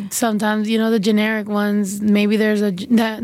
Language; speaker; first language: English; early bilingual, other home language; Spanish